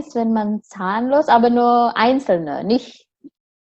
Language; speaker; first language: German; non-native, fluent; Indonesian